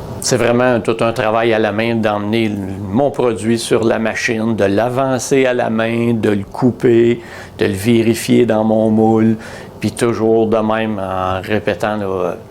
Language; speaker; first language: French; native; French